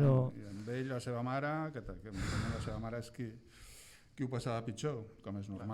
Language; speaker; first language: Catalan; native; Catalan